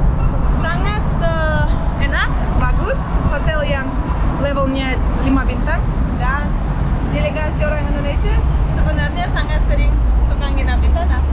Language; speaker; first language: Indonesian; non-native, fluent; Russian